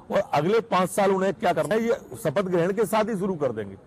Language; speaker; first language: Hindi; native; Hindi